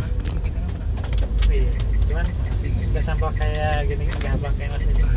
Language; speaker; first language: Indonesian; native; Indonesian